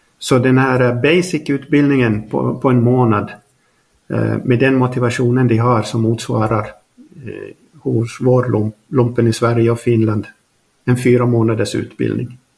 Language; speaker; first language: Swedish; native; Swedish